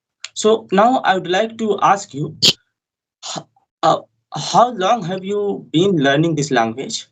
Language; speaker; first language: English; non-native, learner; Hindi